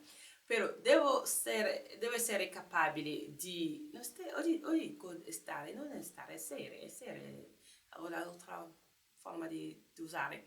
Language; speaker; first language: Italian; non-native, learner; French